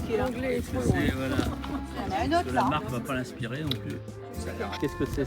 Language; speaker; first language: French; native; French